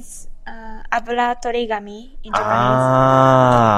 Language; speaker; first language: English; non-native, learner; Japanese